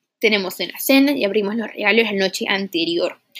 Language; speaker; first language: Spanish; early bilingual, heritage; Spanish